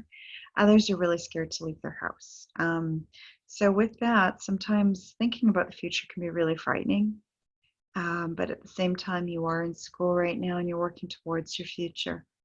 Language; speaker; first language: English; native; English